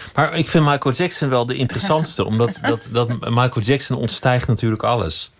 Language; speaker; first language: Dutch; native; Dutch